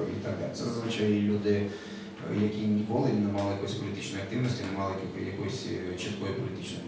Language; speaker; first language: Ukrainian; native; Ukrainian